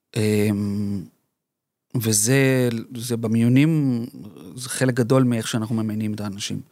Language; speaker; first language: Hebrew; early bilingual, other home language; Spanish